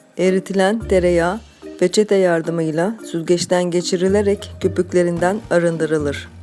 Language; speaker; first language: Turkish; native; Turkish